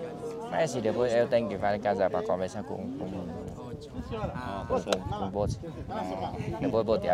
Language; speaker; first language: Portuguese; non-native, learner; Vietnamese